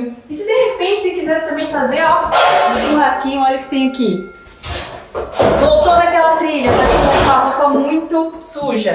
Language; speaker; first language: Portuguese; native; Portuguese